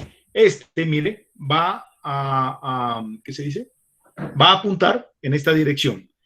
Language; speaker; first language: Spanish; native; Spanish